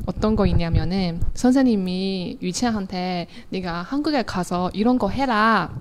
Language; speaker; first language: Korean; non-native, fluent; Chinese